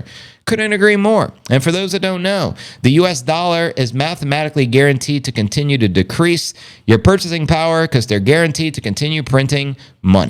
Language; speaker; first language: English; native; English